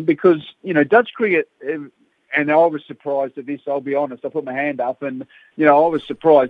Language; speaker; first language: English; native; English